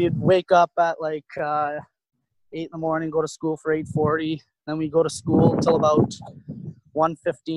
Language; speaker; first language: English; native; English